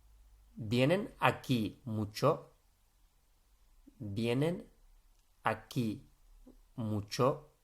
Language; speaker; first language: Spanish; non-native, fluent; English